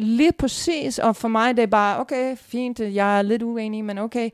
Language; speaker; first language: Danish; non-native, fluent; English